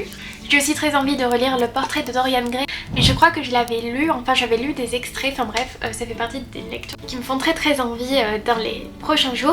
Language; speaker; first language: French; native; French